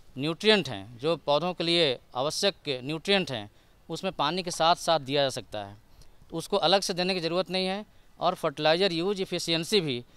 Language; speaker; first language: Hindi; native; Hindi